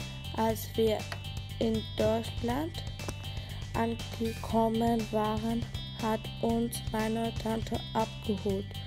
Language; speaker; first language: German; early bilingual, other home language; Arabic